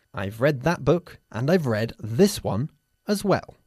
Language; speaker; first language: English; native; English